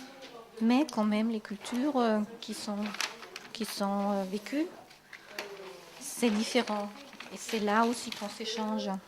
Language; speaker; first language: French; non-native, fluent; German